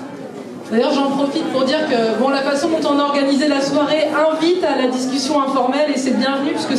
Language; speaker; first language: French; native; French